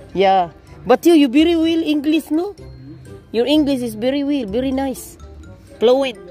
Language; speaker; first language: English; non-native, local second language; Filipino